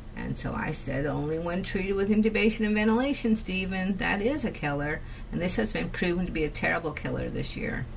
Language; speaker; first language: English; native; English